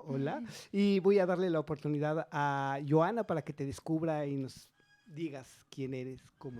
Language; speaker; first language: Spanish; native; Spanish